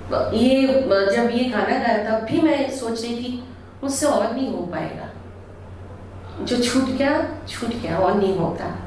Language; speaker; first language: Hindi; non-native, local second language; Bangla